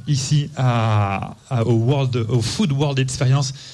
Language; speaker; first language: French; native; French